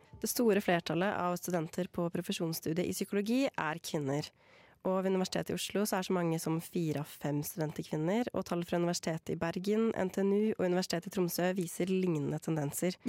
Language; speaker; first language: Norwegian; native; Norwegian